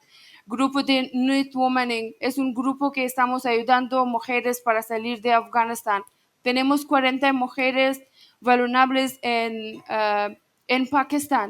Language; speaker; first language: Spanish; non-native, learner; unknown